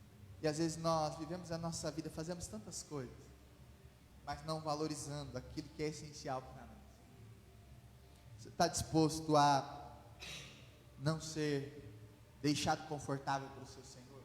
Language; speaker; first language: Portuguese; native; Portuguese